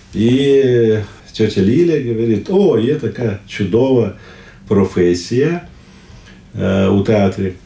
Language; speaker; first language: Ukrainian; non-native, local second language; Russian